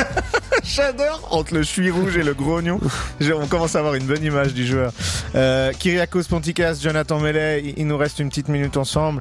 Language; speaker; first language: French; native; French